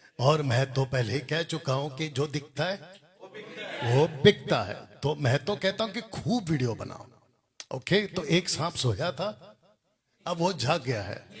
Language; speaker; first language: Hindi; non-native, local second language; Telugu